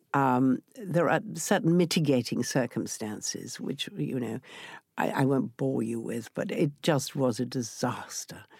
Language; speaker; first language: English; native; English